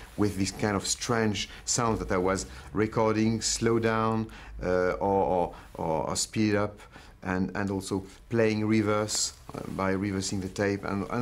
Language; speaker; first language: English; non-native, fluent; French